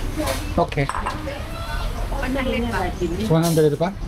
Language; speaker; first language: Korean; native; Korean